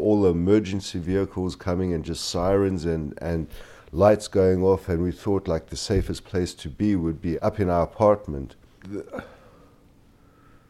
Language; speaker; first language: English; native; English